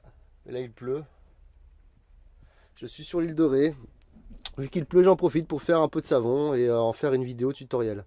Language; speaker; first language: French; native; French